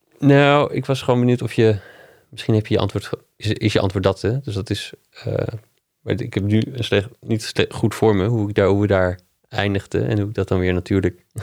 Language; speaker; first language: Dutch; non-native, fluent; English